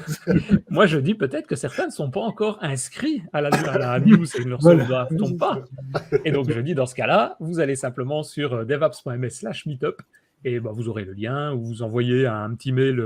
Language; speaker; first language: French; native; French